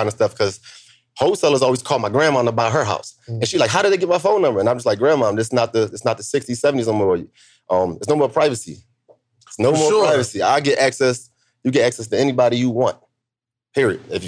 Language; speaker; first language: English; native; English